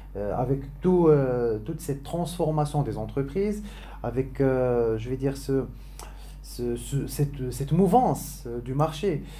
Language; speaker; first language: French; non-native, local second language; Arabic